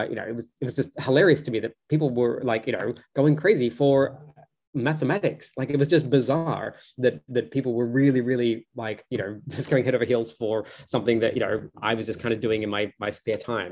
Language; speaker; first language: English; native; English